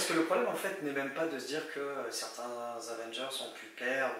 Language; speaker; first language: French; native; French